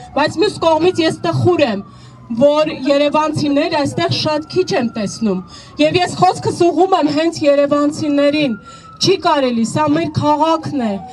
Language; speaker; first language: Armenian; native; Armenian